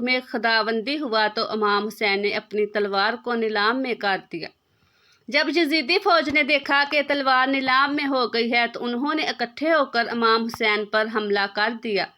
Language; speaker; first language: Urdu; native; Urdu